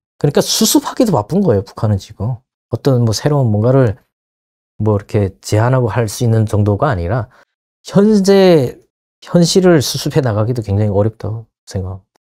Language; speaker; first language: Korean; native; Korean